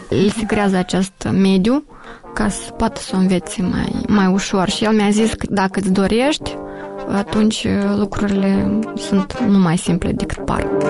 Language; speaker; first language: Romanian; native; Romanian